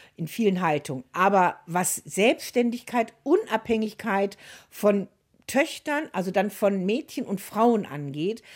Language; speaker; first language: German; native; German